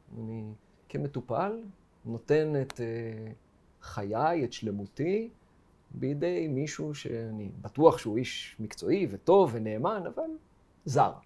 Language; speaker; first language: Hebrew; native; Hebrew